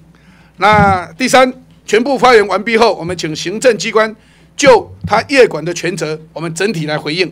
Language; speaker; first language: Chinese; native; Chinese